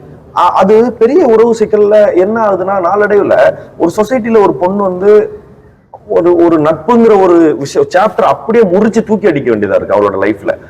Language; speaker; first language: Tamil; native; Tamil